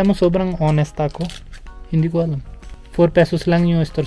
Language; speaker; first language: Filipino; non-native, learner; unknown